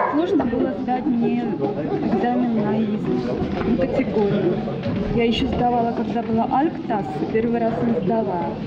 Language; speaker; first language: Russian; native; Russian